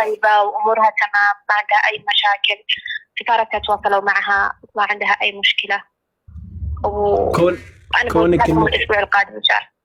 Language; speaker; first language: Arabic; native; Arabic